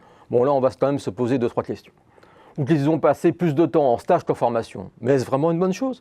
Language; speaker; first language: French; native; French